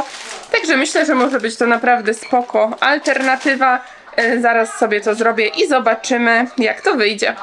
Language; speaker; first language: Polish; native; Polish